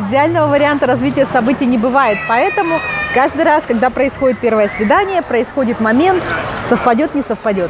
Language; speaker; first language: Russian; native; Russian